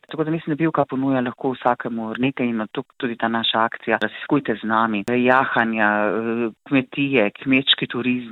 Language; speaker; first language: Slovenian; native; Slovenian